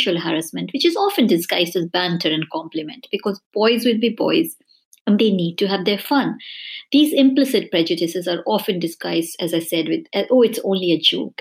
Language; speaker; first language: English; non-native, local second language; Hindi